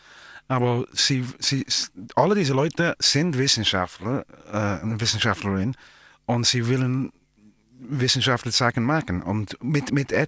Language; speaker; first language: German; non-native, learner; English